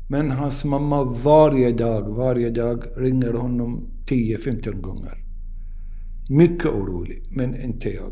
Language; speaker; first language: Swedish; non-native, learner; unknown